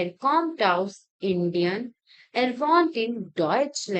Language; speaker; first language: German; non-native, fluent; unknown